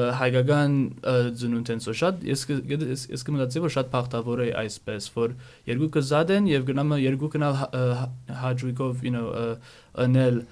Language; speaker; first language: Armenian; early bilingual, heritage; Armenian